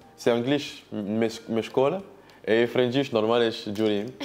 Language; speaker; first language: Albanian; non-native, learner; French